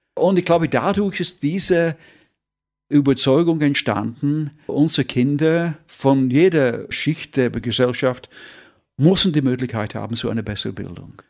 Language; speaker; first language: German; non-native, fluent; English